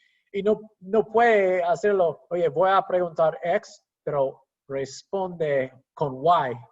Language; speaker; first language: Spanish; non-native, fluent; English